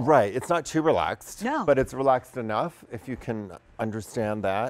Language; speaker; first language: English; native; English